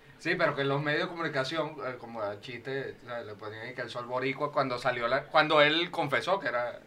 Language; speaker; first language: Spanish; native; Spanish